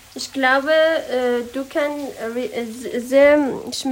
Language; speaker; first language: German; non-native, learner; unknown